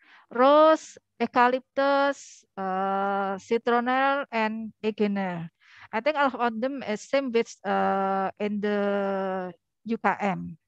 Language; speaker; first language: English; non-native, learner; Indonesian